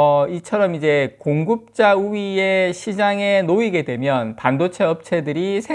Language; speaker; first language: Korean; native; Korean